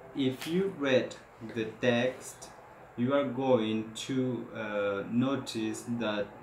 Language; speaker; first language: English; non-native, fluent; Spanish